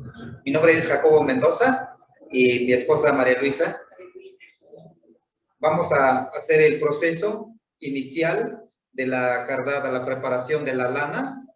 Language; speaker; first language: Spanish; non-native, local second language; Zapotec